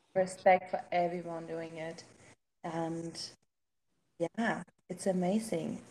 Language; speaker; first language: English; non-native, fluent; German